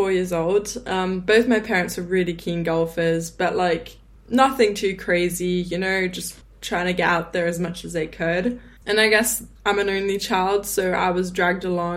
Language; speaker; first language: English; native; English